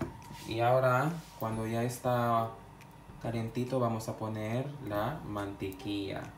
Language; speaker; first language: Spanish; non-native, fluent; Filipino